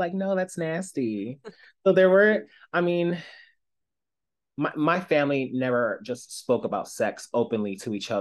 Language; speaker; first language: English; native; English